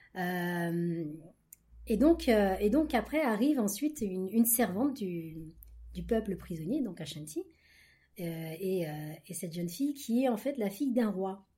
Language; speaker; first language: French; native; French